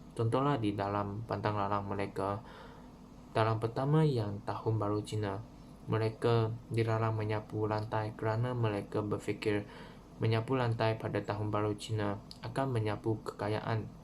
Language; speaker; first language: Malay; non-native, local second language; Chinese